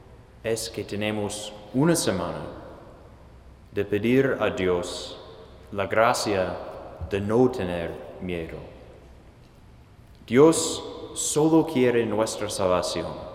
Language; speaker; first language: Spanish; non-native, fluent; English